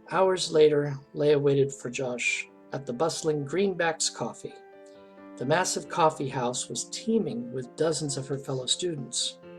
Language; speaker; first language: English; native; English